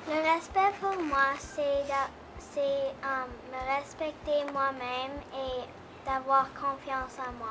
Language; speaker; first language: French; non-native, local second language; English